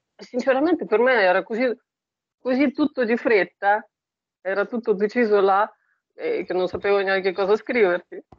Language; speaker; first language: Italian; non-native, fluent; Russian